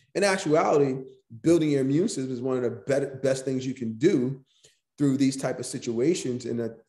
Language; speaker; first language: English; native; English